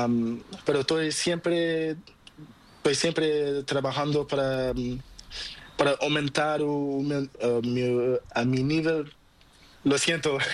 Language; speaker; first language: Spanish; non-native, learner; Portuguese